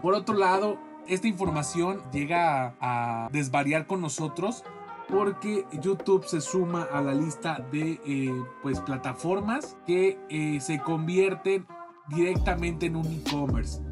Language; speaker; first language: Spanish; native; Spanish